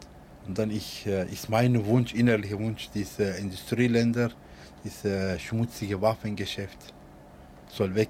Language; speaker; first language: German; early bilingual, other home language; Turkish